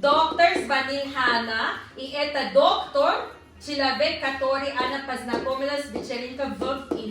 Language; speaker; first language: Russian; non-native, learner; Filipino